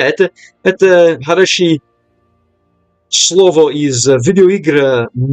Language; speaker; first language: Russian; non-native, learner; English